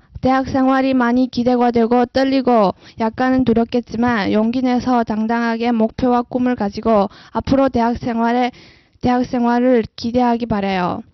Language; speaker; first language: Korean; non-native, fluent; Chinese